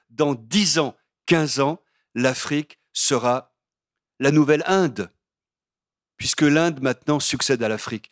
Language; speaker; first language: French; native; French